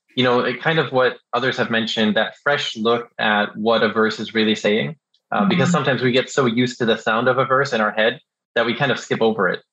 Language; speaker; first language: English; early bilingual, other home language; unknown